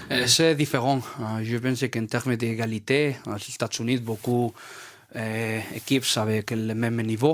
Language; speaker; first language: French; non-native, learner; Spanish